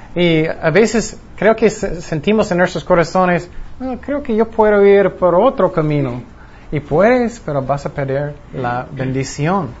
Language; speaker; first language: Spanish; non-native, fluent; English